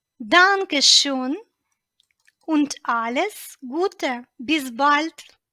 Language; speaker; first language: German; non-native, fluent; Ukrainian